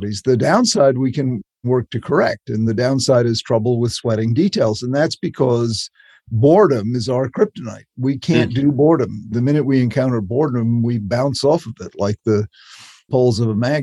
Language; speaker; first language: English; native; English